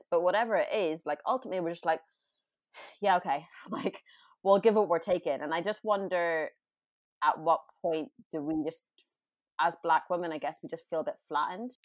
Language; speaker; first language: English; native; English